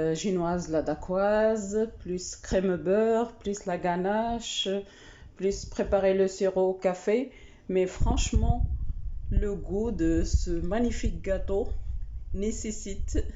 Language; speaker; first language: French; non-native, local second language; Arabic